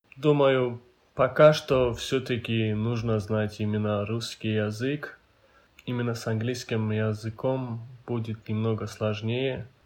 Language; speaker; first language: Russian; non-native, local second language; Avaric